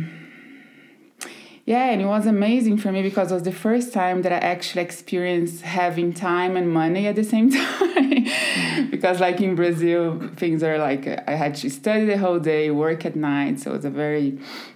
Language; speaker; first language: English; non-native, fluent; Portuguese